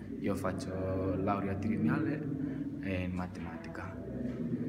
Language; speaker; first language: Italian; non-native, learner; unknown